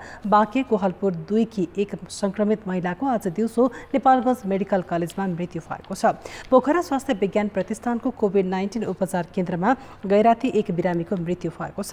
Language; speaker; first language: Nepali; native; Nepali